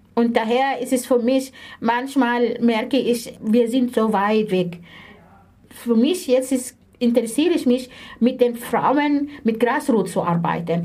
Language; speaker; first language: German; non-native, fluent; Arabic